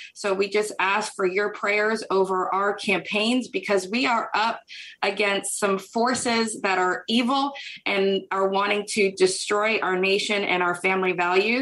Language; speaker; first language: English; native; English